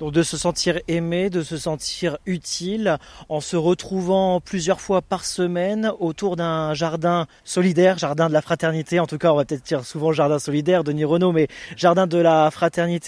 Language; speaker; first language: French; native; French